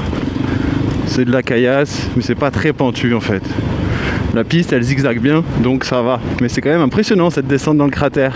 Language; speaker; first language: French; native; French